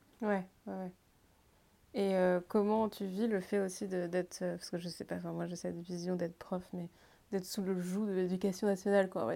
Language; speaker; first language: French; native; French